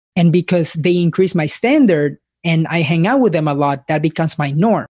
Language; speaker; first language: English; early bilingual, other home language; Spanish